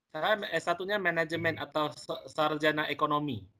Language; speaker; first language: Indonesian; native; Indonesian